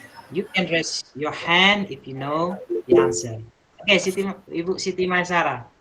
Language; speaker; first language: English; non-native, learner; Indonesian